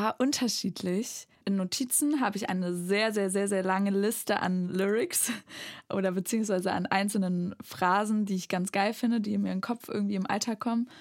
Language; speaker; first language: German; native; German